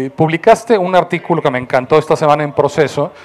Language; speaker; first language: Spanish; native; Spanish